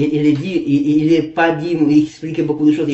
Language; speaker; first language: French; non-native, learner; Kazakh